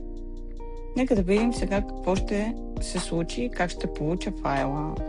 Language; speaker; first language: Bulgarian; native; Bulgarian